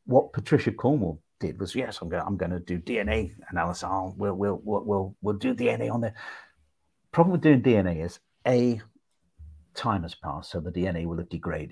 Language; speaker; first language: English; native; English